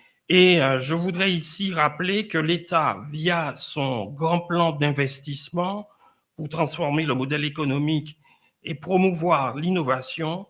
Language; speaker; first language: French; native; French